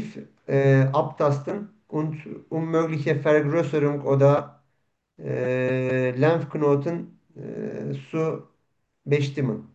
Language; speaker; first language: German; non-native, fluent; Turkish